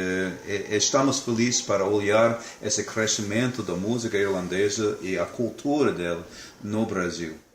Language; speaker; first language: Portuguese; non-native, fluent; English